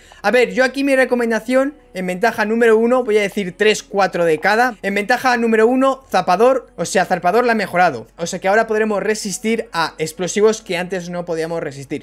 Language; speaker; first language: Spanish; native; Spanish